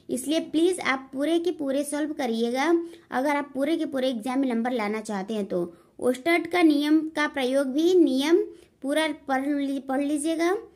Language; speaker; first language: Hindi; native; Hindi